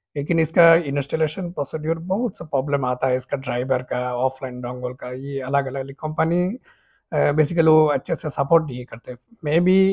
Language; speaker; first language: Hindi; non-native, fluent; Bangla